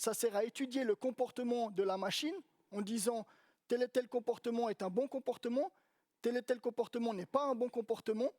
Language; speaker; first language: French; native; French